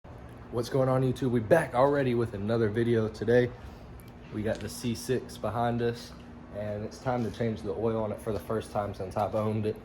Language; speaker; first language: English; native; English